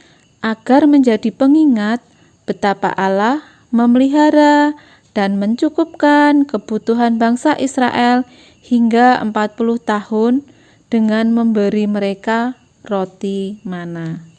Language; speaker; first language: Indonesian; native; Indonesian